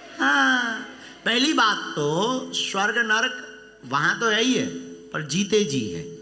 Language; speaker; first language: Hindi; native; Hindi